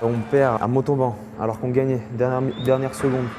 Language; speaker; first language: French; native; French